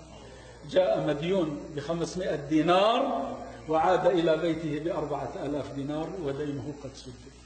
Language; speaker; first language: Arabic; native; Arabic